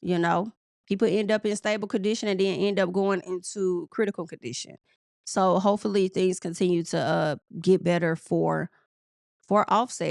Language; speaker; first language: English; native; English